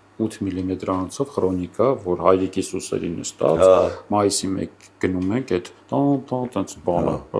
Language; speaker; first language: Armenian; native; Armenian